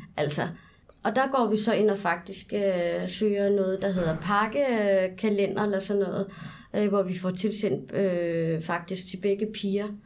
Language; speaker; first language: Danish; early bilingual, other home language; Arabic